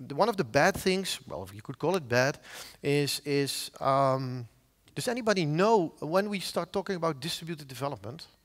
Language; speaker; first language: English; non-native, fluent; Dutch